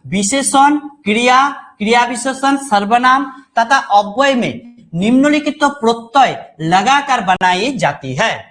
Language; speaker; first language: Hindi; non-native, local second language; Bangla